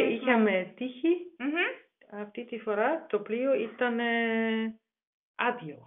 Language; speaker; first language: Greek; non-native, learner; German